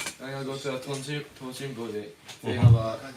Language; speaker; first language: English; non-native, learner; Japanese